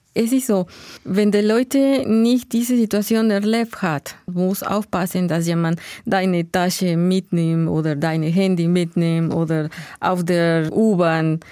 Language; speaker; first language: German; non-native, learner; Spanish